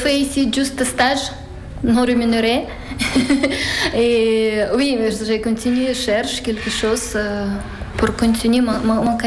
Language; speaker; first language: French; non-native, learner; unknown